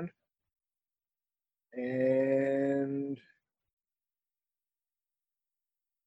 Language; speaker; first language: English; native; English